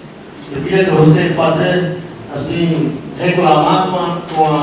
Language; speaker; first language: Portuguese; non-native, local second language; Yanomámi